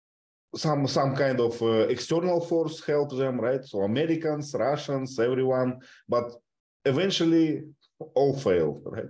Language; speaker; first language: English; non-native, fluent; Russian